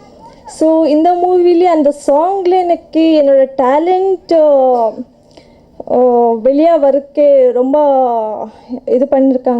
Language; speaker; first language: Tamil; non-native, learner; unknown